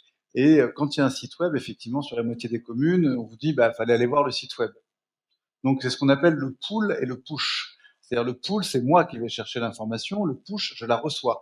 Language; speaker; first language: French; native; French